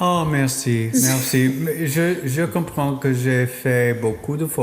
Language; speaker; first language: French; non-native, learner; English